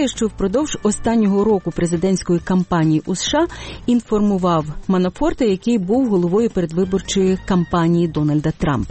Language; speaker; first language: Ukrainian; native; Ukrainian